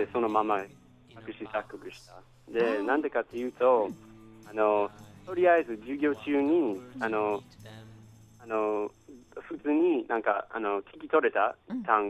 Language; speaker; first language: Japanese; non-native, fluent; English